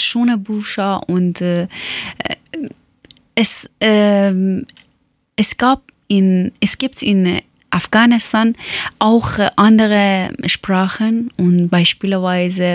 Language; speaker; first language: German; non-native, learner; Persian